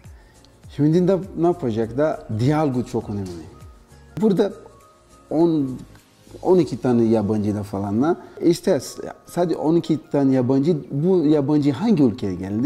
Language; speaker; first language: Turkish; non-native, learner; Portuguese